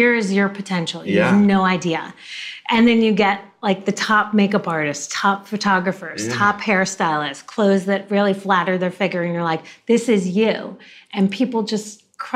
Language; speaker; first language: English; native; English